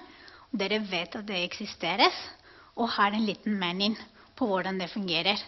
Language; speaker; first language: Norwegian; non-native, fluent; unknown